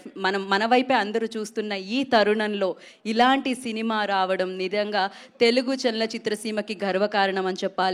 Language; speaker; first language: Telugu; native; Telugu